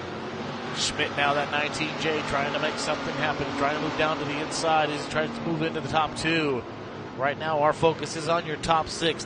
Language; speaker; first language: English; native; English